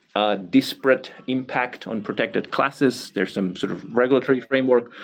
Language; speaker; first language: English; non-native, fluent; Catalan